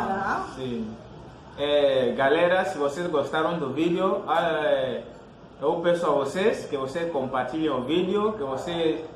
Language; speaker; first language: Portuguese; non-native, fluent; Fang